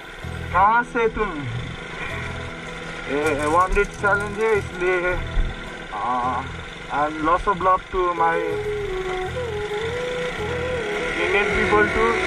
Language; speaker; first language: Hindi; non-native, learner; Nepali